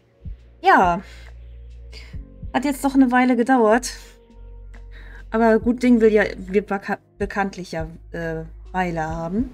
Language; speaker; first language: German; native; German